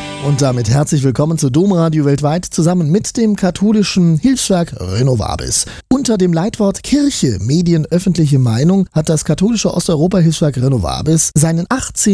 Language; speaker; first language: German; native; German